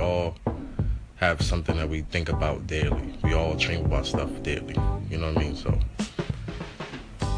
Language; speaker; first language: English; native; English